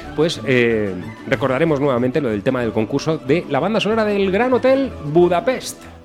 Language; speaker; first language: Spanish; native; Spanish